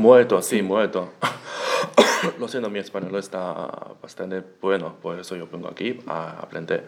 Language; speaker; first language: Spanish; non-native, learner; Chinese